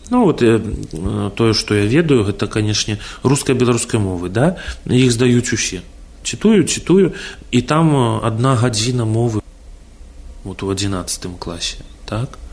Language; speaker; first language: Belarusian; non-native, local second language; Russian